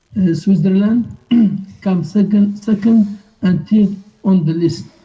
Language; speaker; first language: English; non-native, learner; Arabic